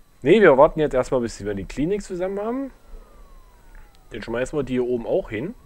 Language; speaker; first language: German; native; German